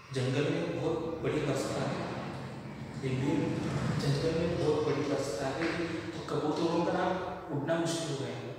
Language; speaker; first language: Hindi; non-native, local second language; Marathi